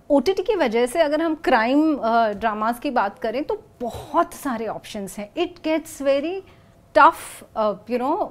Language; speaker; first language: Hindi; non-native, local second language; Gujarati